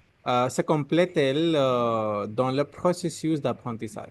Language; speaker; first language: French; non-native, learner; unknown